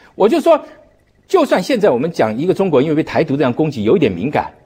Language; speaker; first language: Chinese; native; Chinese